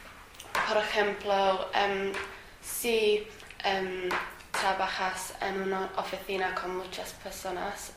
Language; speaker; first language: Spanish; non-native, learner; English